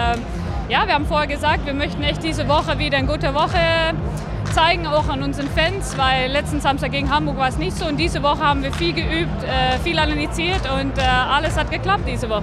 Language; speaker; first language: German; non-native, fluent; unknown